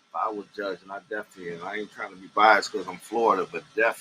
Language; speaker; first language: English; native; English